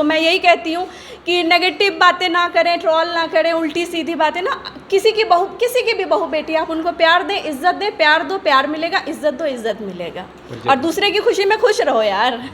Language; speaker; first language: Hindi; native; Hindi